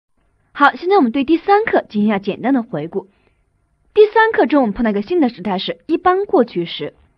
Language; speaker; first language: Chinese; native; Chinese